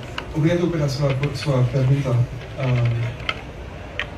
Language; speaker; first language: Portuguese; non-native, learner; French